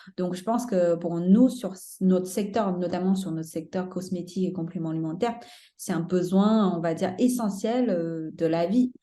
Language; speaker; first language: French; non-native, fluent; Chinese